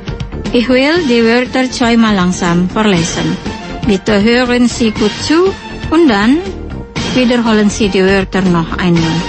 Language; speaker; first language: German; non-native, local second language; Indonesian